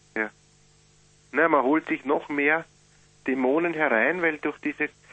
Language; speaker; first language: German; native; German